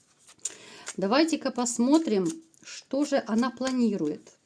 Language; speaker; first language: Russian; native; Russian